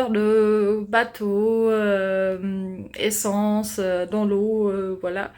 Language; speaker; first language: French; non-native, fluent; German